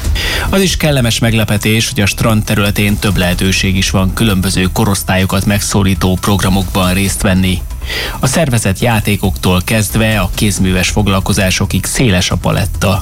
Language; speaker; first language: Hungarian; native; Hungarian